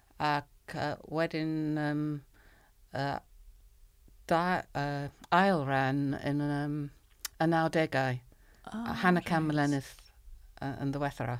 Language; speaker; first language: Welsh; non-native, learner; English